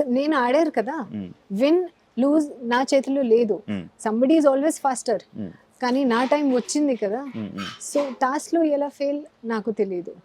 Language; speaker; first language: Telugu; non-native, local second language; Hindi